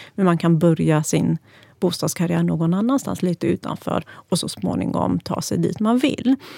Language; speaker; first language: Swedish; early bilingual, other home language; Persian